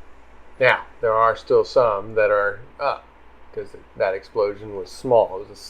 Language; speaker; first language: English; native; English